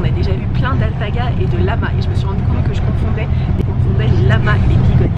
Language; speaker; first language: French; native; French